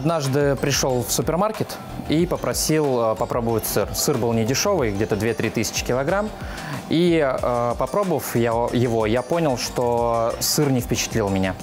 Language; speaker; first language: Russian; native; Russian